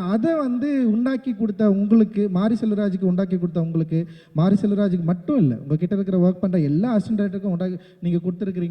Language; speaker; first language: Tamil; native; Tamil